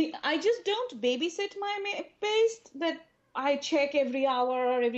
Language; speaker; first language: English; non-native, local second language; Urdu